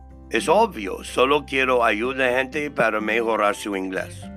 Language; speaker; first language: Spanish; non-native, learner; English